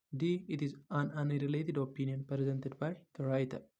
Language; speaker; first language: English; non-native, local second language; Amharic